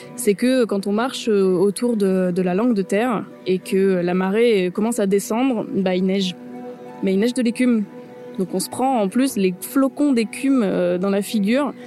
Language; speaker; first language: French; native; French